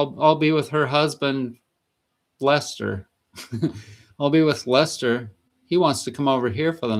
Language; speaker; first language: English; native; English